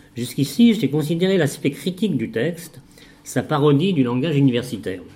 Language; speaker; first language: French; native; French